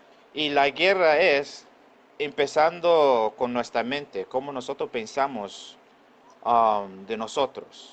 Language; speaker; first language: Spanish; non-native, local second language; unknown